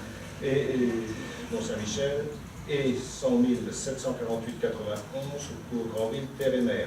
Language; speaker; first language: French; native; French